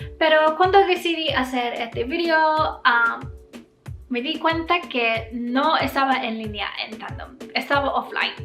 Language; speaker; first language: Spanish; non-native, learner; English